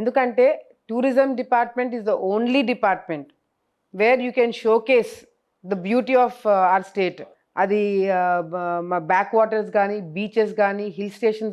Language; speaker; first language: Telugu; native; Telugu